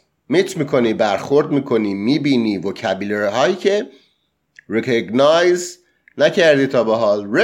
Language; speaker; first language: Persian; native; Persian